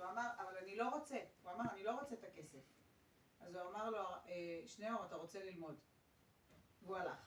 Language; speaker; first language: Hebrew; native; Hebrew